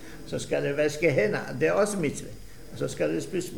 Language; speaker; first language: Danish; non-native, fluent; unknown